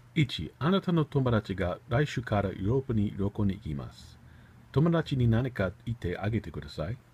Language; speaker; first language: Japanese; non-native, learner; English